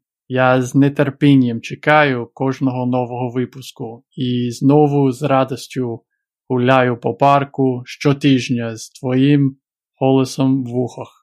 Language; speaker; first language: Ukrainian; non-native, fluent; English